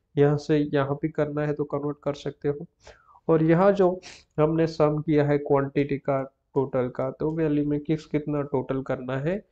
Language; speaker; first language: Hindi; non-native, local second language; Gujarati